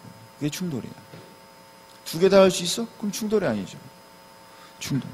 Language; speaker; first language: Korean; native; Korean